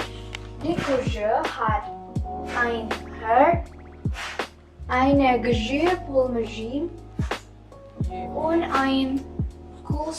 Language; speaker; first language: German; non-native, learner; Indonesian